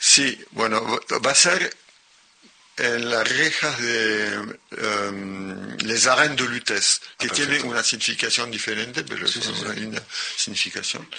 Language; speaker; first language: Spanish; non-native, local second language; French